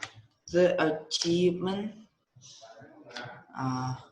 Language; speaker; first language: English; non-native, learner; Vietnamese